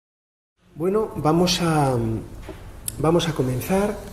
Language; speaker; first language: Spanish; native; Spanish